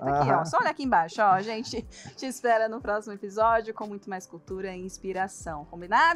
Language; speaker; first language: Portuguese; native; Portuguese